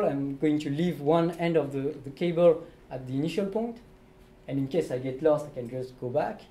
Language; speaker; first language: English; non-native, fluent; French